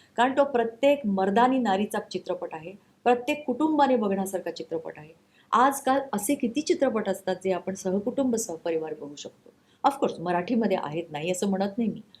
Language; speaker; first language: Marathi; non-native, local second language; Konkani